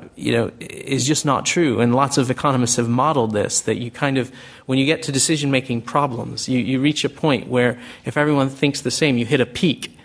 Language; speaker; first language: English; native; English